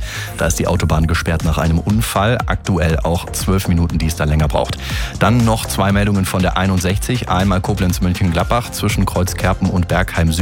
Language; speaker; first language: German; native; German